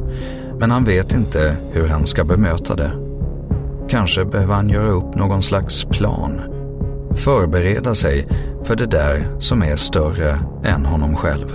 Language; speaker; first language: Swedish; native; Swedish